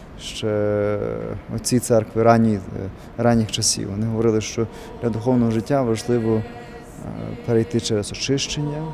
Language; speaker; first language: Ukrainian; native; Ukrainian